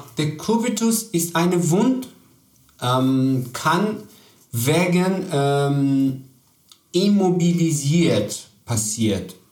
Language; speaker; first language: German; non-native, learner; Persian